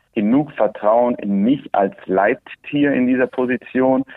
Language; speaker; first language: German; early bilingual, other home language; Spanish